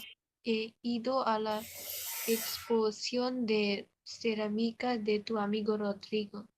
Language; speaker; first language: Spanish; non-native, learner; Bangla